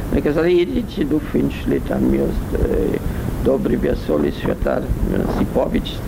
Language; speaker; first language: Belarusian; non-native, learner; French